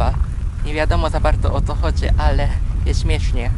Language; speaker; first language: Polish; early bilingual, heritage; Polish